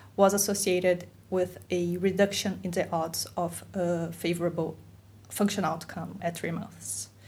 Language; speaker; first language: English; non-native, fluent; Portuguese